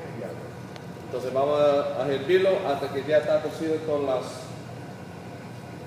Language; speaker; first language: Spanish; early bilingual, heritage; Spanish